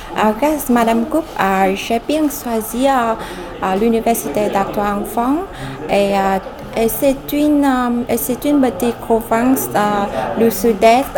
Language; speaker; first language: French; non-native, learner; Vietnamese